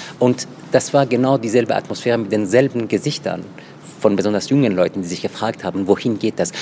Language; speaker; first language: German; non-native, fluent; Persian